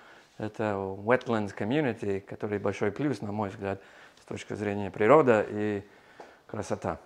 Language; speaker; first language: Russian; non-native, learner; English